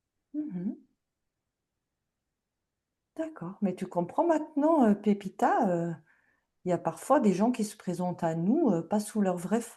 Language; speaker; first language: French; native; French